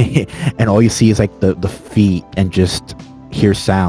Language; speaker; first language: English; native; English